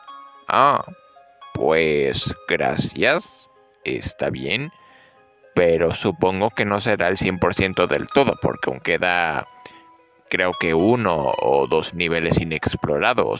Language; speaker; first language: Spanish; native; Spanish